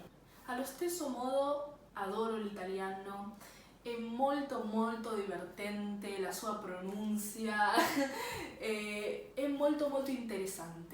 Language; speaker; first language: Italian; non-native, learner; Spanish